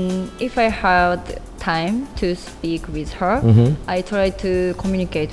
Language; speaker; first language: English; non-native, learner; Japanese